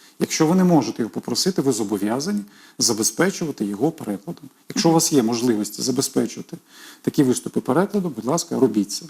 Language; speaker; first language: Ukrainian; native; Ukrainian